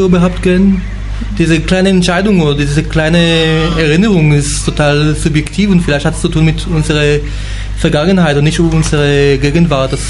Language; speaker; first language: German; non-native, fluent; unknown